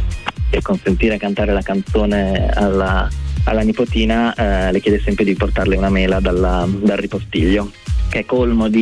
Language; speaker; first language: Italian; native; Italian